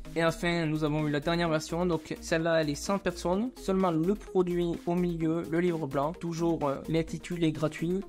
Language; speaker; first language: French; native; French